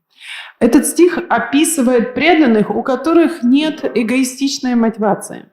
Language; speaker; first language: Russian; native; Russian